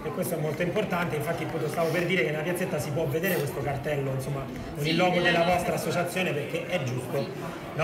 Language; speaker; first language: Italian; native; Italian